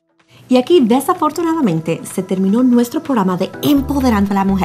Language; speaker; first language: Spanish; native; Spanish